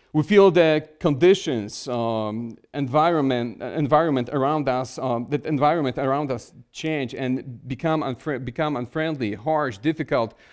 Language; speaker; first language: English; non-native, fluent; Polish